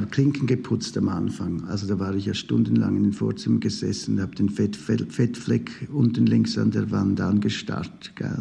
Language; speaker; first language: German; native; German